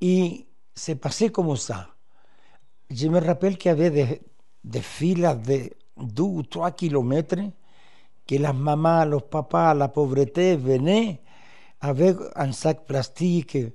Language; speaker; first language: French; non-native, fluent; Spanish